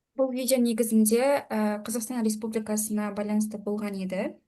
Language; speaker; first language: Kazakh; native; Kazakh